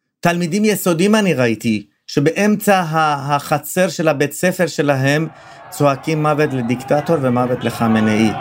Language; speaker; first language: Hebrew; non-native, fluent; Persian